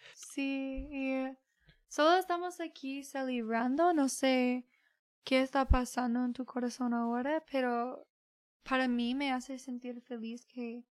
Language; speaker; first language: Spanish; early bilingual, heritage; Spanish